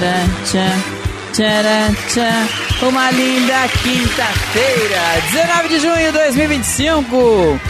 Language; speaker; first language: Portuguese; native; Portuguese